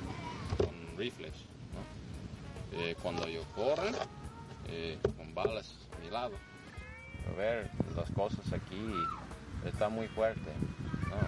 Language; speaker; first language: Spanish; non-native, learner; English